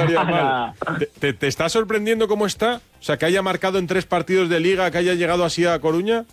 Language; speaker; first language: Spanish; native; Spanish